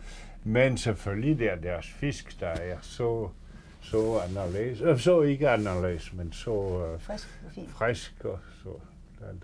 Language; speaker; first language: Danish; non-native, fluent; French